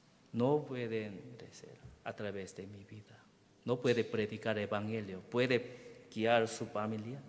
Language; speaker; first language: Spanish; non-native, learner; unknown